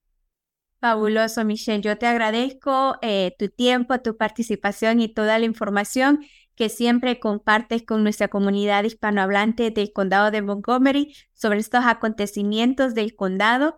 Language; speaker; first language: Spanish; native; Spanish